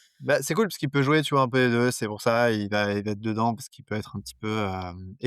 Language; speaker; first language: French; native; French